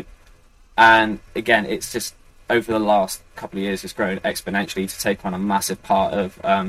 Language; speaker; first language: English; native; English